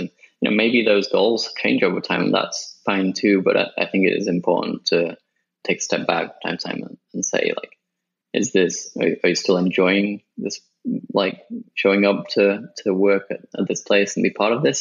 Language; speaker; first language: English; native; English